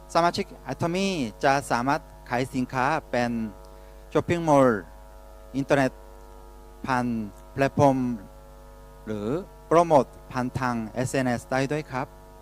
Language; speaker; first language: Thai; non-native, fluent; Korean